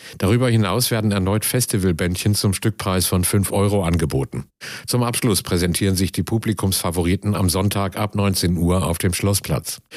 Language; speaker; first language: German; native; German